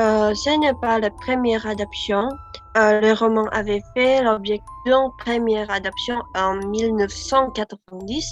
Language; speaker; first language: French; non-native, learner; Indonesian